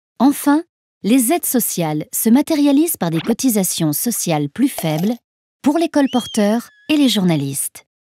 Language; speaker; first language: French; native; French